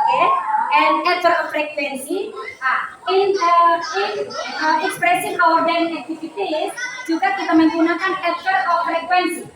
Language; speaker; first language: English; non-native, learner; Indonesian